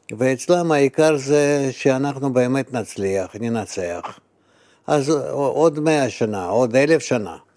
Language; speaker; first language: Hebrew; non-native, fluent; Russian